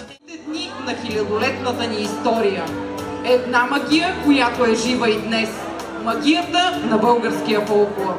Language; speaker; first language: Bulgarian; native; Bulgarian